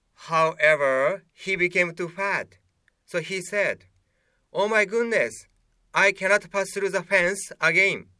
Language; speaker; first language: English; non-native, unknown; Japanese